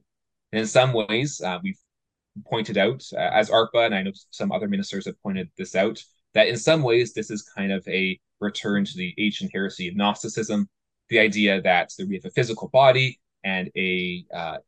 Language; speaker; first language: English; native; English